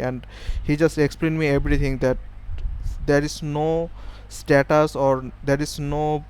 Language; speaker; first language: English; non-native, fluent; Bangla